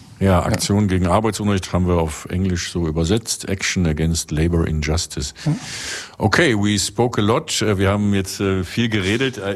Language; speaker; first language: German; native; German